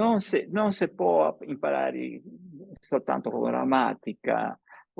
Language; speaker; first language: Italian; non-native, fluent; English